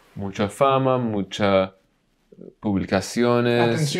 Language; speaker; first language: Spanish; non-native, learner; English